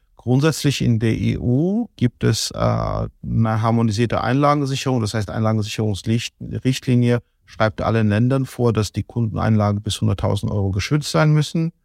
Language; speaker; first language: German; non-native, fluent; Georgian